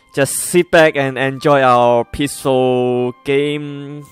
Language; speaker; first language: English; non-native, local second language; Cantonese